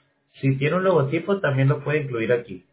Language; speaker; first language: Spanish; native; Spanish